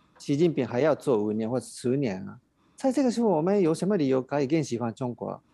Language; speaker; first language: Chinese; non-native, fluent; Japanese